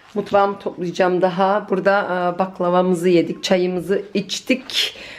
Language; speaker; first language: Turkish; early bilingual, heritage; Turkish